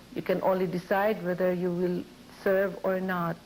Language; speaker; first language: English; non-native, local second language; Filipino